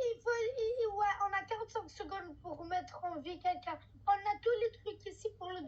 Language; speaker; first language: French; native; French